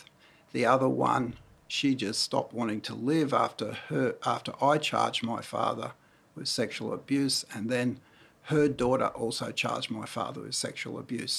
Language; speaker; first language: English; native; English